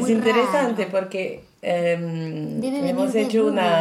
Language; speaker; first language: Spanish; non-native, learner; French